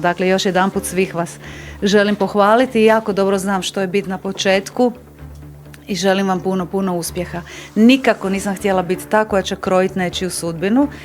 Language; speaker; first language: Bosnian; native; Bosnian